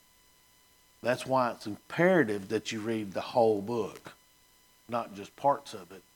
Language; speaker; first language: English; native; English